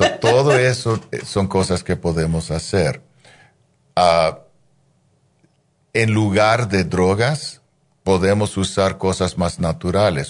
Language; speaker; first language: Spanish; non-native, fluent; English